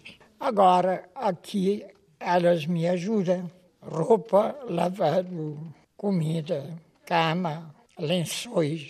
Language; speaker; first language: Portuguese; non-native, local second language; Kabuverdianu